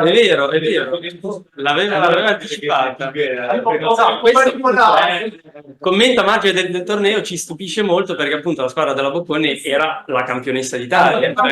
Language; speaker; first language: Italian; native; Italian